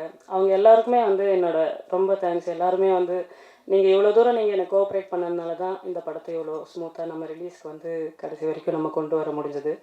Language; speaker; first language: Tamil; native; Tamil